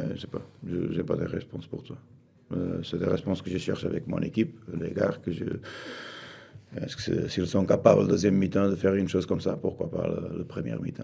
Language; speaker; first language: French; non-native, fluent; Portuguese